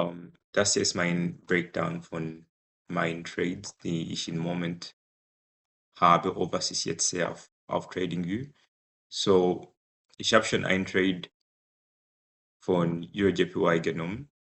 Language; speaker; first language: German; non-native, fluent; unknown